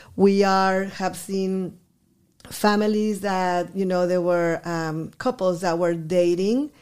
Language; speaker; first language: English; non-native, fluent; Spanish